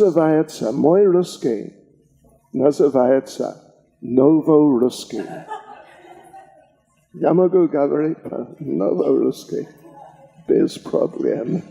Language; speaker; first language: Russian; non-native, learner; English